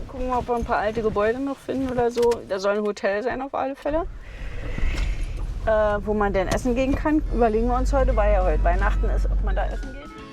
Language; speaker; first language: German; native; German